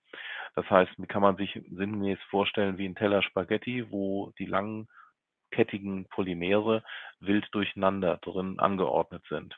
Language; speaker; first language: German; native; German